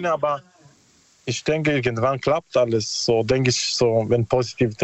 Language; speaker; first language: German; non-native, learner; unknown